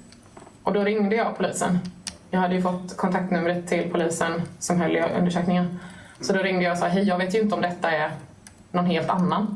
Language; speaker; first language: Swedish; native; Swedish